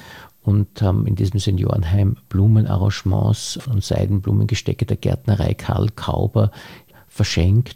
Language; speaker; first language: German; native; German